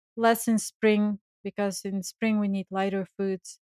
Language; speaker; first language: English; non-native, fluent; Bulgarian